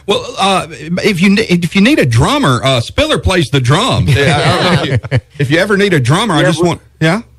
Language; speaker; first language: English; native; English